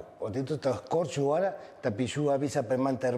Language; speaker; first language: Indonesian; non-native, fluent; Spanish